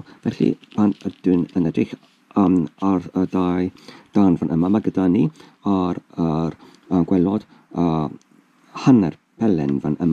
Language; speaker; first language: Welsh; non-native, learner; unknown